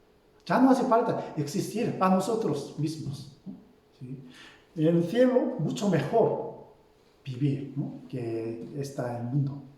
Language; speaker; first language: Spanish; non-native, fluent; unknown